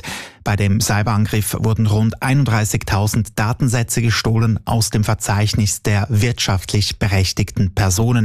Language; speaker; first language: German; native; German